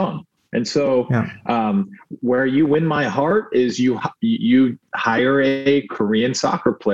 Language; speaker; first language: English; early bilingual, other home language; Korean